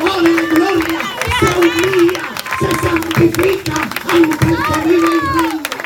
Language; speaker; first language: Spanish; native; Spanish